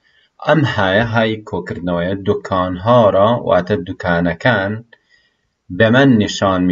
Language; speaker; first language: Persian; non-native, fluent; Central Kurdish